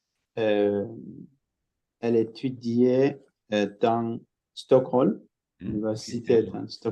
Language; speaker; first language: French; non-native, learner; Turkish